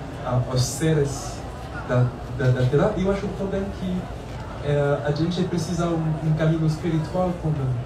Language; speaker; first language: Portuguese; non-native, learner; French